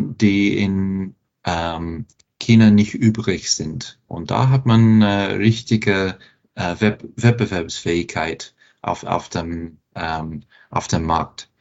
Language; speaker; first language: German; non-native, fluent; English